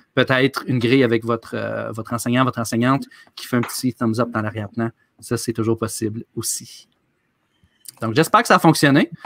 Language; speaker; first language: French; native; French